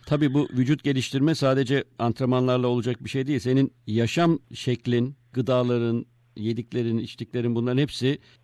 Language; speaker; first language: Turkish; native; Turkish